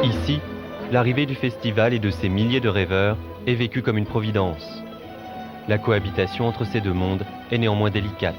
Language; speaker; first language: French; native; French